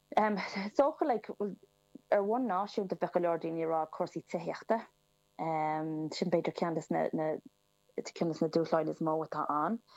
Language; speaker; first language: Irish; non-native, local second language; English